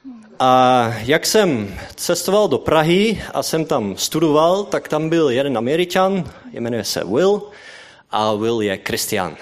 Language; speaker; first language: Czech; non-native, learner; Dutch